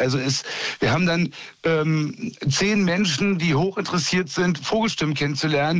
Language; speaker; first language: German; native; German